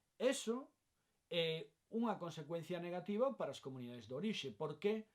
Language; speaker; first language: Galician; non-native, local second language; Spanish